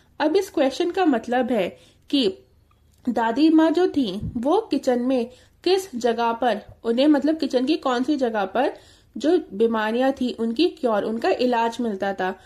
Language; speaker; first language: Hindi; native; Hindi